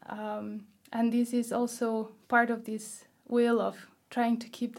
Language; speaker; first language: English; non-native, fluent; Spanish